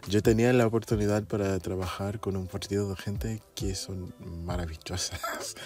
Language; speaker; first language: Spanish; non-native, fluent; English